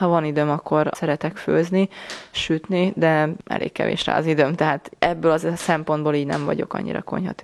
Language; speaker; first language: Hungarian; native; Hungarian